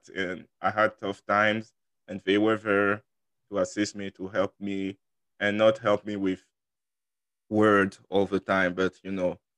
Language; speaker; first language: English; non-native, fluent; French